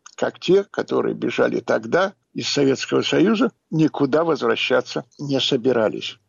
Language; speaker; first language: Russian; native; Russian